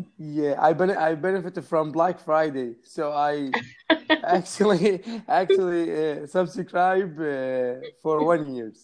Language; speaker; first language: English; non-native, learner; Arabic